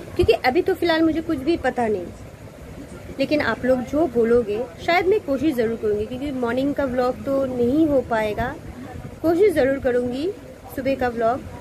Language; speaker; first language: Hindi; non-native, local second language; Bangla